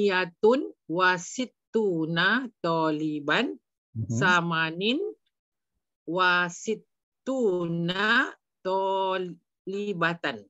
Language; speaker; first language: Arabic; non-native, learner; Malay